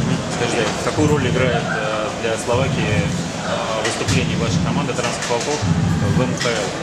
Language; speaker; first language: Russian; native; Russian